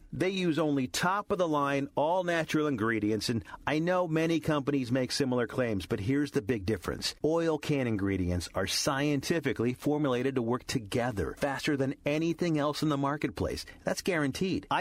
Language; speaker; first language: English; native; English